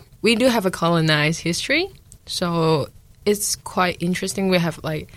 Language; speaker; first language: English; non-native, local second language; Cantonese